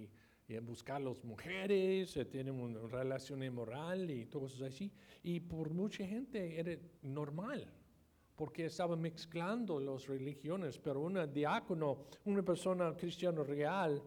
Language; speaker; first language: Spanish; non-native, fluent; English